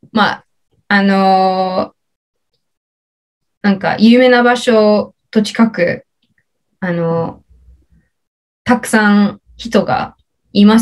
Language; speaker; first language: Japanese; non-native, learner; English